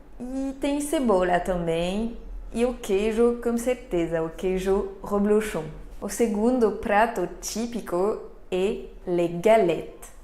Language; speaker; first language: Portuguese; non-native, fluent; French